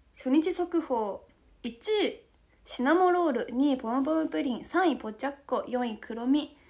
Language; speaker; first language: Japanese; native; Japanese